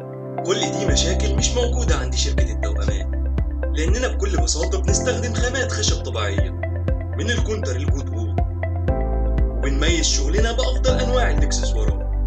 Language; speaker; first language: Arabic; native; Arabic